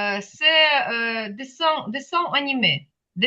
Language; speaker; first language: French; non-native, fluent; Ukrainian